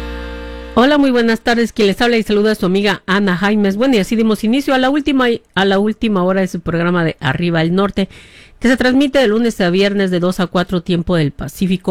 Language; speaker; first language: Spanish; native; Spanish